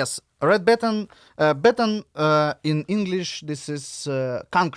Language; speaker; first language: English; non-native, learner; Russian